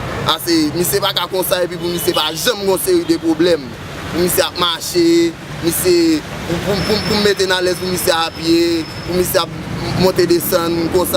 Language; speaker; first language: French; non-native, learner; Haitian Creole